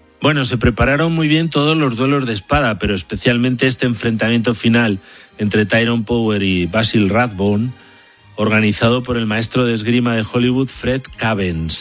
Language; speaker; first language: Spanish; native; Spanish